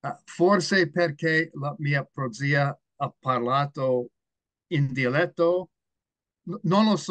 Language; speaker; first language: Italian; non-native, learner; English